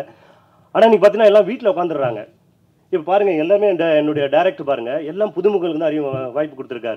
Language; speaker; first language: Tamil; native; Tamil